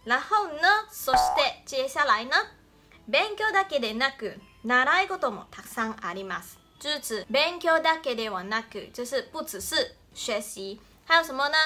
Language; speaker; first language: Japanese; non-native, fluent; Chinese